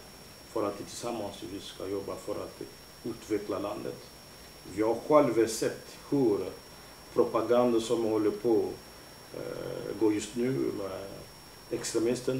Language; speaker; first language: Swedish; non-native, fluent; Lingala